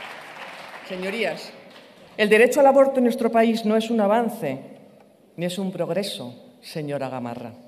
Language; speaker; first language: Spanish; native; Spanish